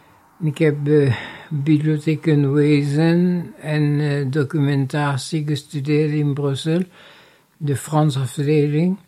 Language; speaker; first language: Dutch; non-native, fluent; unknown